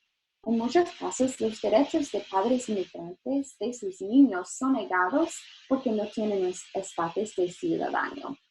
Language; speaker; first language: Spanish; non-native, learner; English